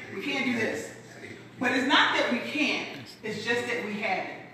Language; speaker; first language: English; native; English